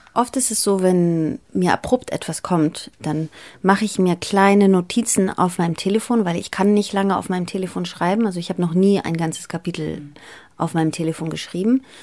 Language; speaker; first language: German; early bilingual, other home language; Greek